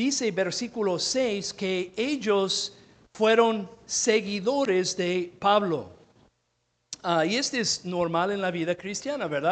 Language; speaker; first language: Spanish; non-native, fluent; English